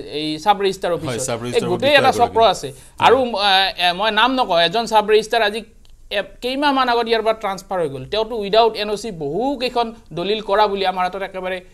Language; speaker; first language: Assamese; native; Assamese